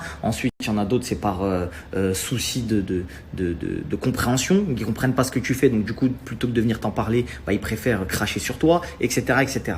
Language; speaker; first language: French; native; French